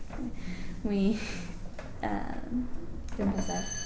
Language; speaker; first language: Spanish; non-native, learner; English